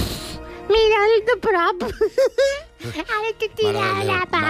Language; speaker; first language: Catalan; non-native, learner; Chinese